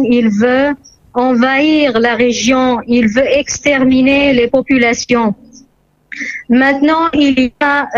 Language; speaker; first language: French; non-native, fluent; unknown